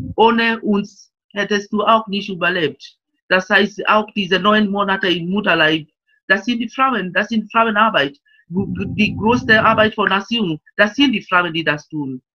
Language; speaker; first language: German; non-native, fluent; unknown